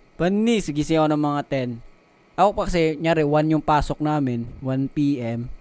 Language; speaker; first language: Filipino; non-native, local second language; Cebuano